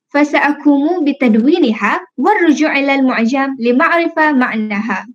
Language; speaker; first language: Arabic; non-native, fluent; Malay